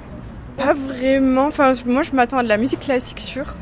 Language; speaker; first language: French; native; French